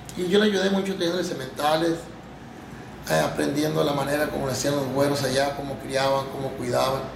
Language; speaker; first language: Spanish; native; Spanish